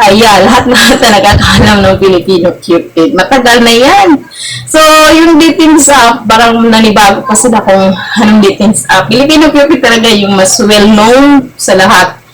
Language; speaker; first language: Filipino; non-native, local second language; Cebuano